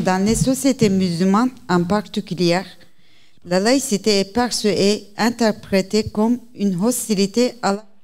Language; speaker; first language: French; non-native, learner; Turkish